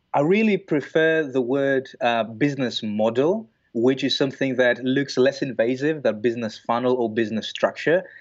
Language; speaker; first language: English; non-native, fluent; Greek